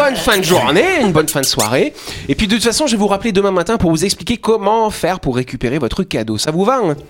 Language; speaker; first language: French; native; French